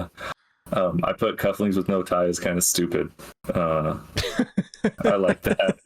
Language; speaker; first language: English; native; English